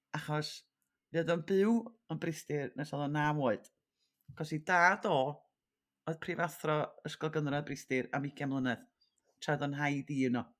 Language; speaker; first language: Welsh; native; Welsh